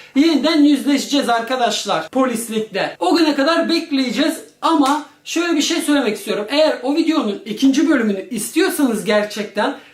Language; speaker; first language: Turkish; early bilingual, heritage; Turkish